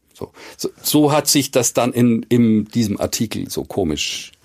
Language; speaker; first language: German; native; German